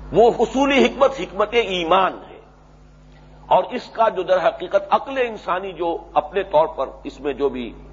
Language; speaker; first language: Urdu; native; Urdu